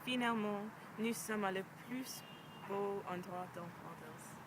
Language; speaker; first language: French; non-native, learner; English